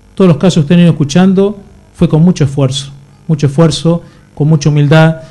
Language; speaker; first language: Spanish; native; Spanish